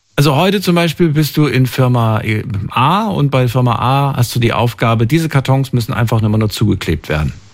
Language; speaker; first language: German; native; German